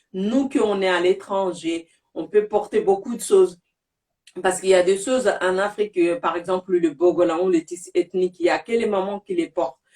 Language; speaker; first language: French; non-native, local second language; Bambara